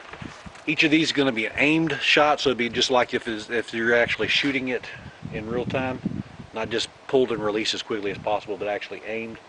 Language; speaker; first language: English; native; English